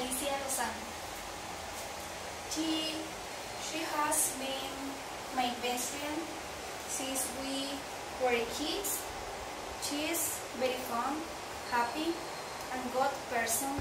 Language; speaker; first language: English; non-native, learner; Spanish